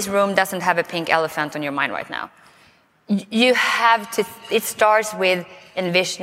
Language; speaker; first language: English; non-native, fluent; Swedish